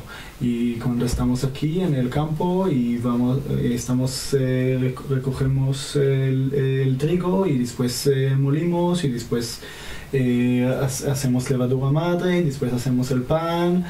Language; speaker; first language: Spanish; non-native, fluent; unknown